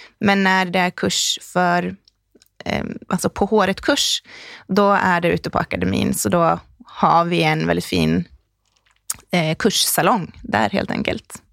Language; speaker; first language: Swedish; native; Swedish